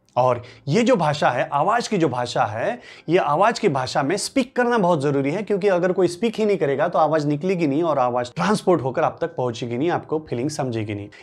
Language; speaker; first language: Hindi; non-native, local second language; Marathi